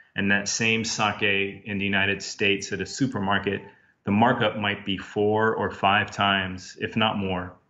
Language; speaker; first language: English; native; English